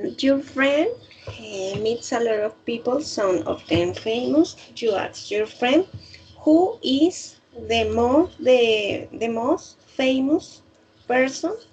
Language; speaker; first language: English; non-native, learner; Spanish